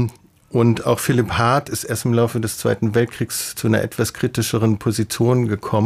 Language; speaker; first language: German; native; German